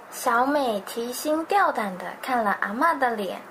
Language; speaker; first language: Chinese; native; Chinese